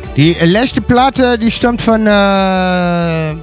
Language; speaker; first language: German; non-native, learner; Dutch